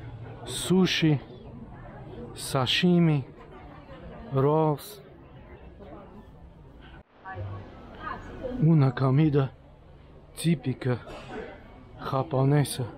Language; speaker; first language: Spanish; non-native, learner; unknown